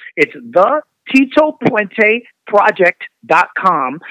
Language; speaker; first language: English; native; English